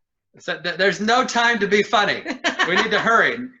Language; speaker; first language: English; native; English